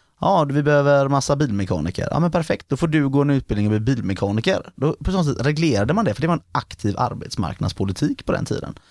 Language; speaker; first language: Swedish; native; Swedish